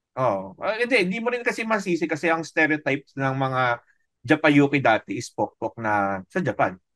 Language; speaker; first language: Filipino; native; Filipino